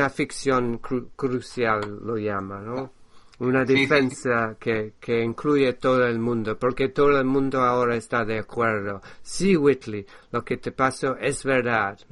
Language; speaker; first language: Spanish; non-native, fluent; English